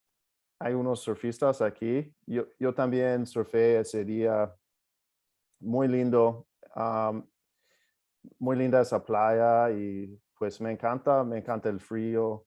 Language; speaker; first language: Spanish; non-native, fluent; English